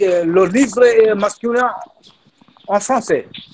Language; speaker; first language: French; non-native, fluent; Bangla